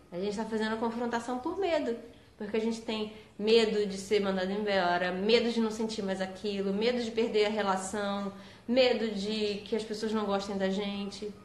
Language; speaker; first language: Portuguese; native; Portuguese